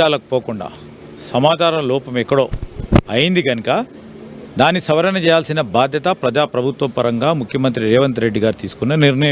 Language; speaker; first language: Telugu; native; Telugu